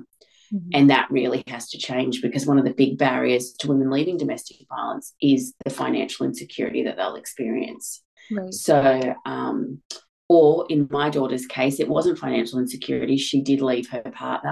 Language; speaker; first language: English; native; English